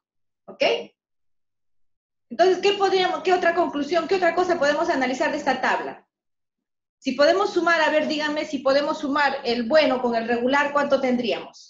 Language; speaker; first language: Spanish; native; Spanish